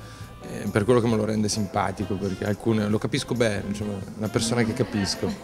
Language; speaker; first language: Italian; native; Italian